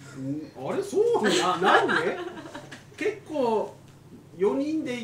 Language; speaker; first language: Japanese; native; Japanese